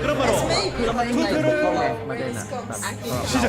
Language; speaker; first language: Korean; native; Korean